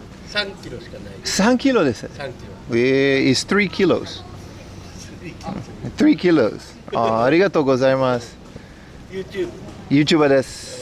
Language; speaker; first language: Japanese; non-native, learner; English